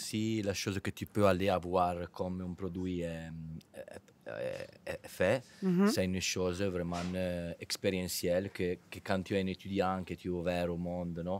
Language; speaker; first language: French; non-native, fluent; Italian